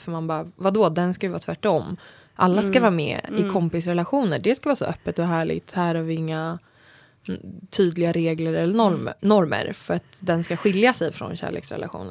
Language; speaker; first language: Swedish; native; Swedish